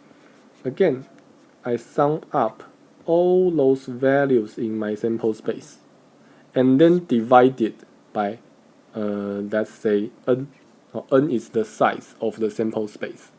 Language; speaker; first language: English; non-native, fluent; Chinese